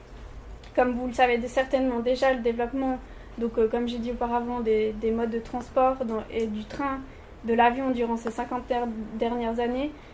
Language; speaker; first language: French; native; French